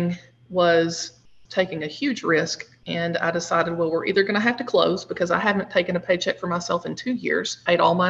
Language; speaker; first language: English; native; English